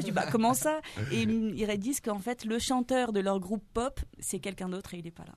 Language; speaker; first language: French; native; French